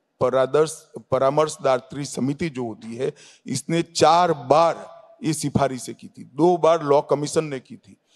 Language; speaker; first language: Hindi; non-native, local second language; Gujarati